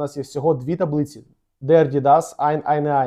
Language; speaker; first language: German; non-native, fluent; Ukrainian